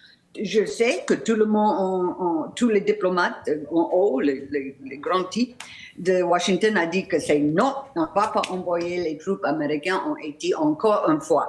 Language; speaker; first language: French; non-native, learner; English